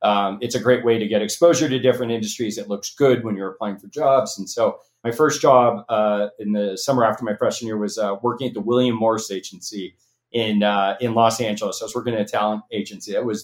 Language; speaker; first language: English; native; English